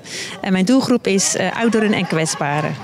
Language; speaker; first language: Dutch; native; Dutch